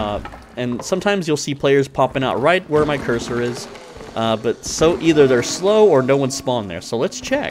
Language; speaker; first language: English; native; English